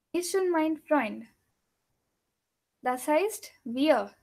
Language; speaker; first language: German; non-native, fluent; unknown